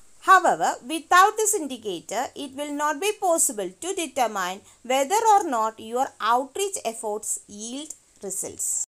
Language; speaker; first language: English; non-native, local second language; Malayalam